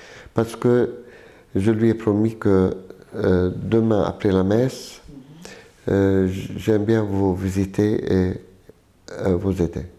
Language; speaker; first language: French; non-native, local second language; Arabic